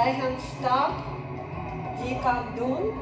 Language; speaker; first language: Dutch; non-native, learner; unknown